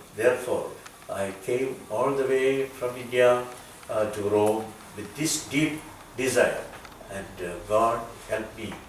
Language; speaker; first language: English; non-native, local second language; Malayalam